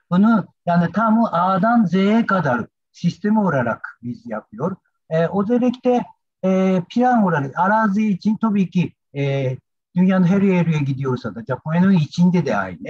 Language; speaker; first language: Turkish; non-native, learner; Japanese